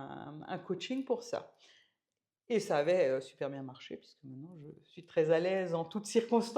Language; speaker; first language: French; native; French